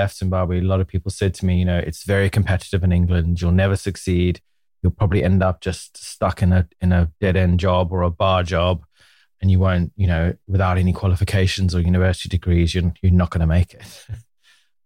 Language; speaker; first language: English; native; English